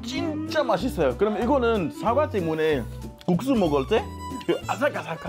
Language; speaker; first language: Korean; non-native, fluent; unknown